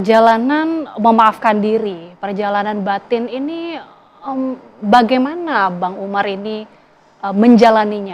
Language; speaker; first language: Malay; native; Malay